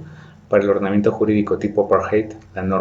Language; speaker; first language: Spanish; native; Spanish